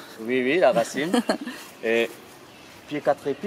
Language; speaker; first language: French; non-native, local second language; Réunion Creole French